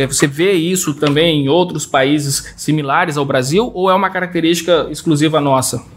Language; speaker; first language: Portuguese; native; Portuguese